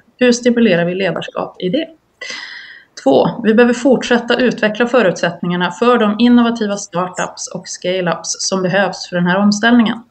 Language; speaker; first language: Swedish; native; Swedish